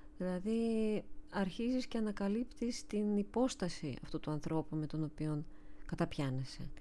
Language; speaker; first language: Greek; non-native, fluent; Russian